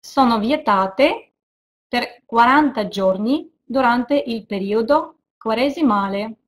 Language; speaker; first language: Italian; non-native, fluent; Russian